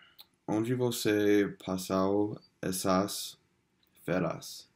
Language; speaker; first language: Portuguese; non-native, learner; English